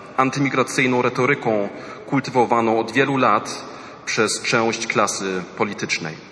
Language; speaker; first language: Polish; non-native, fluent; German